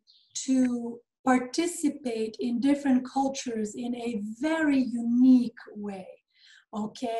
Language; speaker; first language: English; non-native, fluent; Serbian